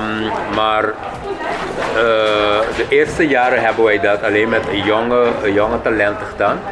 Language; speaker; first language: Dutch; non-native, local second language; Papiamento